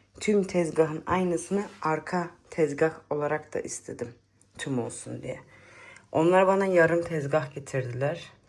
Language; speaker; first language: Turkish; early bilingual, heritage; Turkish